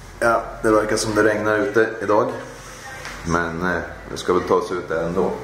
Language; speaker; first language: Swedish; native; Swedish